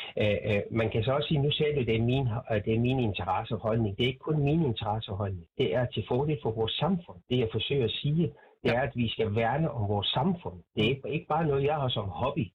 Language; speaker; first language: Danish; non-native, fluent; Persian